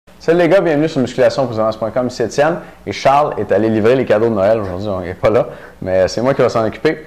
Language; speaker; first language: French; native; French